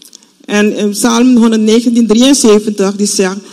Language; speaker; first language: Dutch; non-native, fluent; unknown